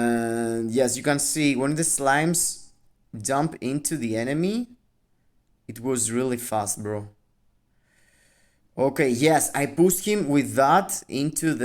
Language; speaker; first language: English; non-native, fluent; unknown